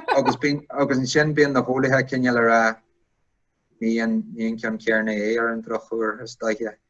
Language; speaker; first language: Irish; non-native, local second language; English